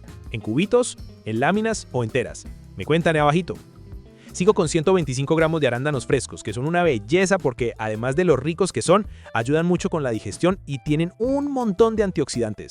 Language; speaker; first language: Spanish; native; Spanish